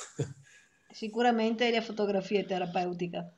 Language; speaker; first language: Italian; native; Italian